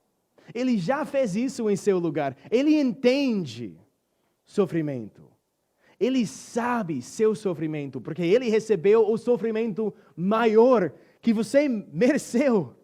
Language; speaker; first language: Portuguese; non-native, fluent; English